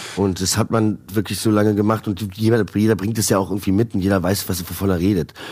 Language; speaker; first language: German; early bilingual, other home language; Croatian